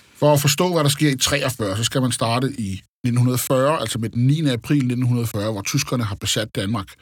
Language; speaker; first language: Danish; native; Danish